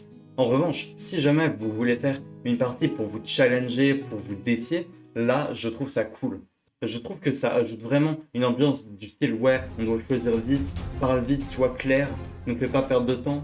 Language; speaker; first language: French; native; French